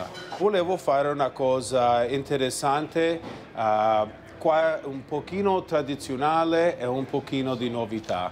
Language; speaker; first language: Italian; early bilingual, heritage; Italian